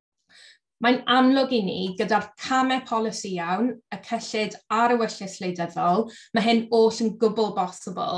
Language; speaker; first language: Welsh; native; Welsh